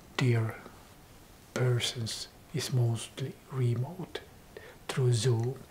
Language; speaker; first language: English; non-native, fluent; Finnish